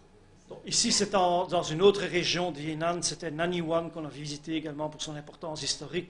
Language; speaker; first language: French; native; French